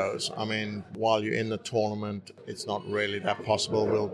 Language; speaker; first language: English; native; English